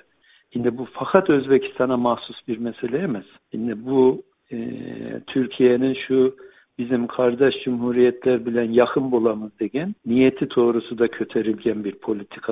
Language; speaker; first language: Turkish; non-native, learner; Uzbek